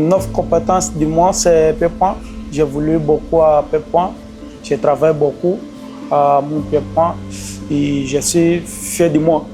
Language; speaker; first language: French; non-native, learner; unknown